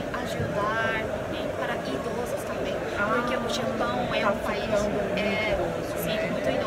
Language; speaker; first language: Portuguese; non-native, learner; Japanese